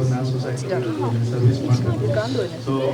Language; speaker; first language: Kannada; non-native, learner; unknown